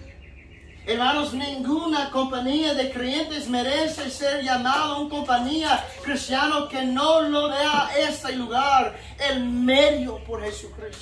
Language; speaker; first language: Spanish; non-native, fluent; English